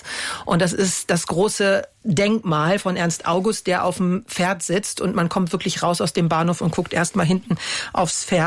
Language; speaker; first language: German; native; German